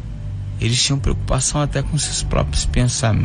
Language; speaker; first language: Portuguese; native; Portuguese